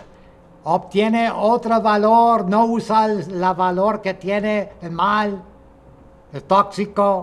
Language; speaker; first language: Spanish; non-native, fluent; English